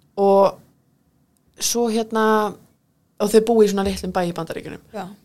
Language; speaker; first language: Icelandic; early bilingual, heritage; Icelandic